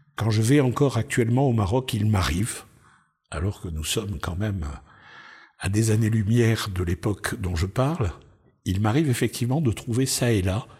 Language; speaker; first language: French; native; French